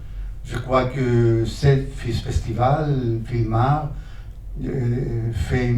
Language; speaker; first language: French; non-native, fluent; Spanish